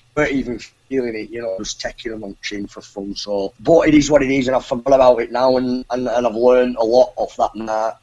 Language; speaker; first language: English; native; English